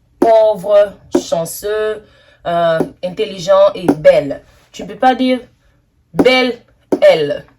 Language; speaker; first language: French; non-native, local second language; Lingala